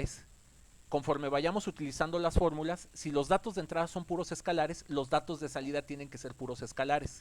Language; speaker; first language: Spanish; native; Spanish